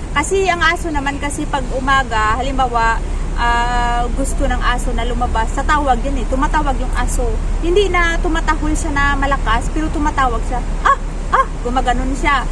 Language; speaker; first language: Filipino; native; Filipino